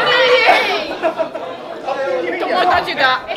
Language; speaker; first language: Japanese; non-native, learner; Chinese